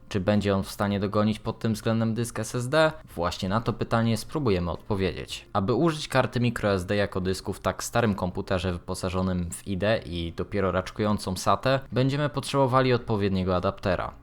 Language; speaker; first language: Polish; native; Polish